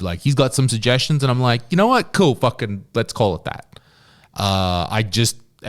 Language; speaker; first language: English; native; English